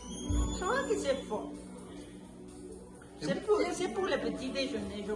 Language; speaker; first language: French; non-native, learner; Spanish